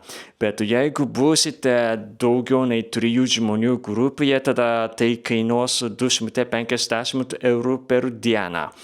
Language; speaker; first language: Lithuanian; non-native, fluent; Japanese